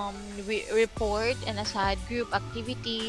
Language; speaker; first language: English; non-native, local second language; Filipino